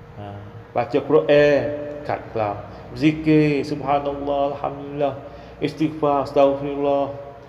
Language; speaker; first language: Malay; native; Malay